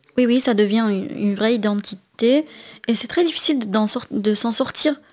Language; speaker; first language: French; non-native, fluent; Arabic